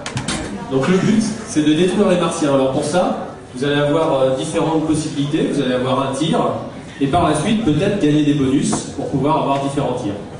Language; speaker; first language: French; native; French